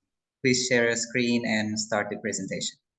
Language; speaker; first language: English; non-native, local second language; Indonesian